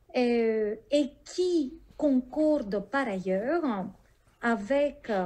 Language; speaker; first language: French; non-native, fluent; Greek